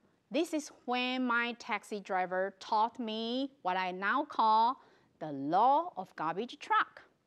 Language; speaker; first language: English; non-native, fluent; Chinese